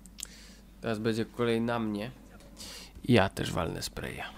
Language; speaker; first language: Polish; native; Polish